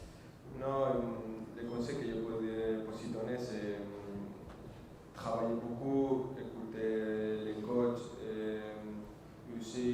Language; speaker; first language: French; non-native, fluent; Spanish